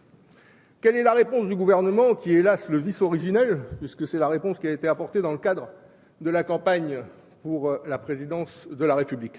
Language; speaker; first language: French; native; French